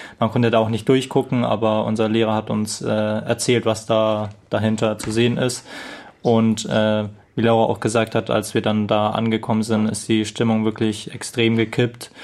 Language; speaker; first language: German; native; German